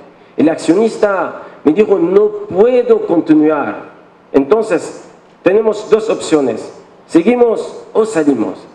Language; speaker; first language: Spanish; non-native, fluent; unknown